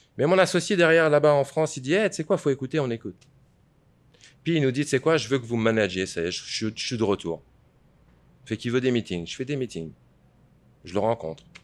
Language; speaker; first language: French; native; French